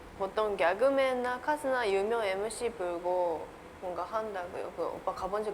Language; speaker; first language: Korean; non-native, learner; Japanese